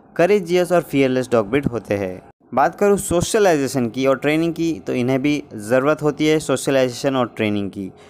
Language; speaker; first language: Hindi; native; Hindi